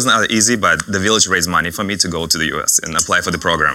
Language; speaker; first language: English; non-native, fluent; Russian